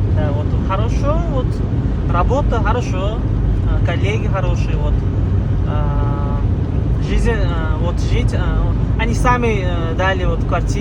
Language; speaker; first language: Russian; non-native, learner; Uzbek